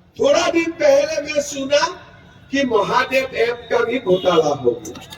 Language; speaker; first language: Hindi; non-native, local second language; Assamese